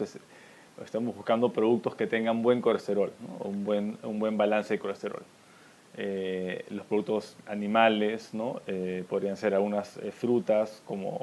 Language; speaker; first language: Spanish; native; Spanish